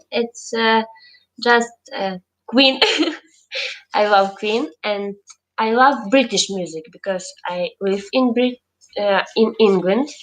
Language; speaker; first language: English; non-native, learner; Ukrainian